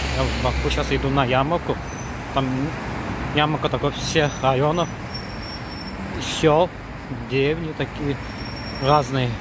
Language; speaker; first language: Russian; non-native, learner; Azerbaijani